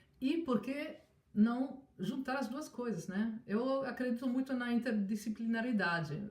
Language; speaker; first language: Portuguese; non-native, fluent; Italian